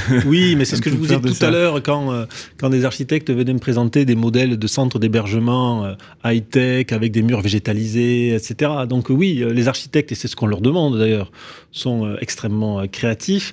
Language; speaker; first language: French; native; French